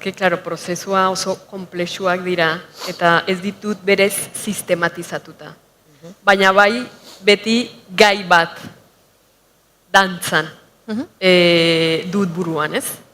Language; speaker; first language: Basque; non-native, fluent; Spanish